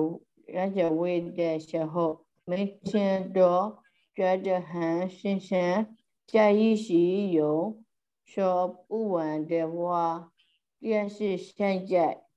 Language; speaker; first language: Chinese; non-native, learner; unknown